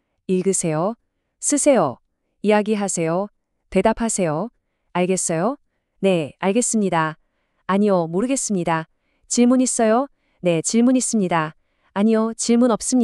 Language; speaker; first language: Korean; non-native, fluent; Filipino